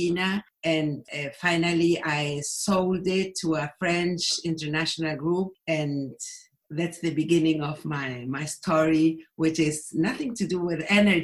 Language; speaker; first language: English; non-native, fluent; Spanish